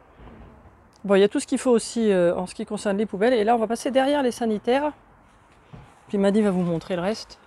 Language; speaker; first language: French; native; French